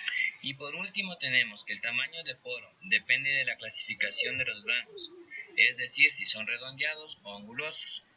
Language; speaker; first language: Spanish; native; Spanish